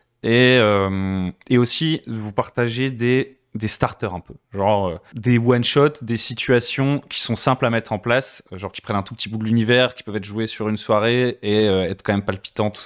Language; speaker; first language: French; native; French